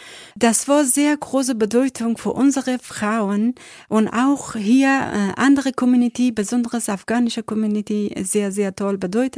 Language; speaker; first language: German; non-native, learner; Persian